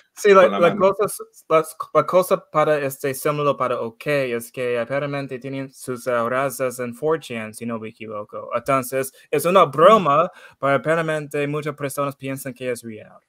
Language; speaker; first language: Spanish; non-native, learner; English